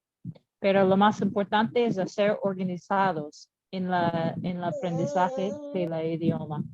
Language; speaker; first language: Spanish; non-native, learner; English